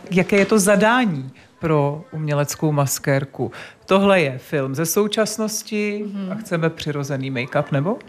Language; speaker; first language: Czech; native; Czech